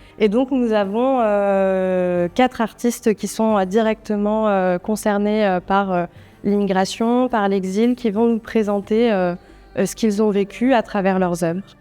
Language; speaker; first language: French; native; French